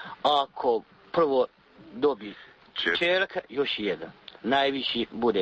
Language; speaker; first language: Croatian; non-native, learner; Chinese